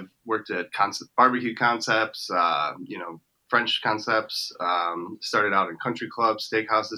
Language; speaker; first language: English; native; English